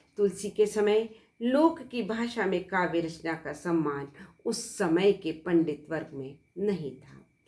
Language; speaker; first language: Hindi; native; Hindi